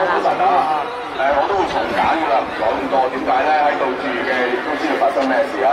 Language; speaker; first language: Chinese; native; Chinese